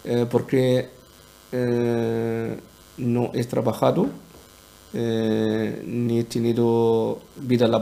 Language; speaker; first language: Spanish; non-native, learner; Arabic